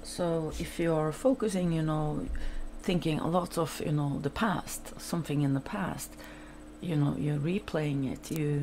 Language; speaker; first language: English; non-native, fluent; Norwegian